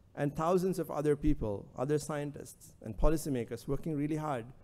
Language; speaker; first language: English; non-native, local second language; Sinhala